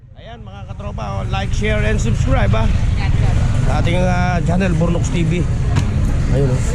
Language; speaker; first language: Filipino; native; Filipino